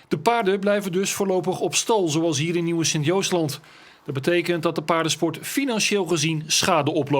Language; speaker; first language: Dutch; native; Dutch